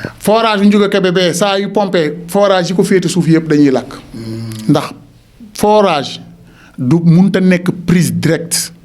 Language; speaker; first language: Wolof; native; Wolof